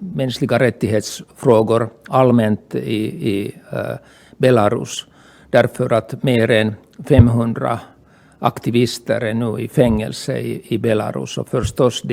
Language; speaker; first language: Swedish; non-native, local second language; Finnish